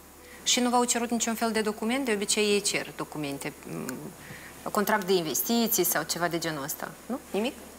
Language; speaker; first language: Romanian; native; Romanian